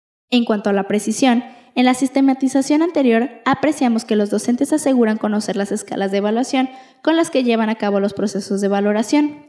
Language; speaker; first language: Spanish; native; Spanish